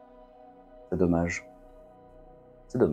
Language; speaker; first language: French; native; French